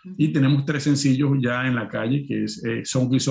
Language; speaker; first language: Spanish; native; Spanish